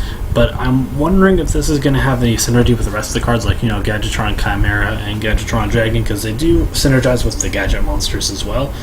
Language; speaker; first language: English; native; English